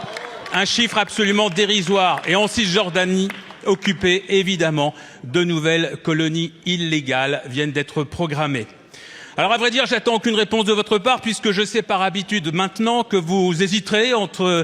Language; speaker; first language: French; native; French